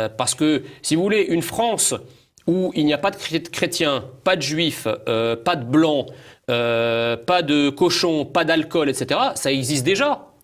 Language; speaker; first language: French; early bilingual, other home language; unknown